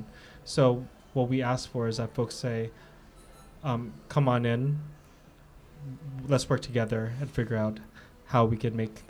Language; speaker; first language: English; native; English